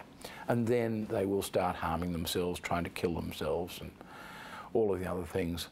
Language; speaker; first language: English; native; English